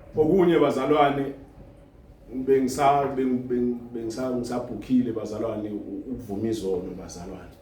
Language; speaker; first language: Zulu; native; Zulu